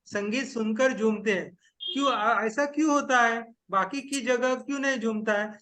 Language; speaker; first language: Hindi; non-native, local second language; Marathi